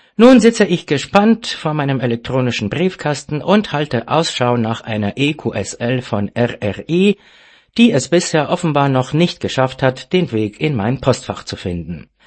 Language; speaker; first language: German; non-native, fluent; Romanian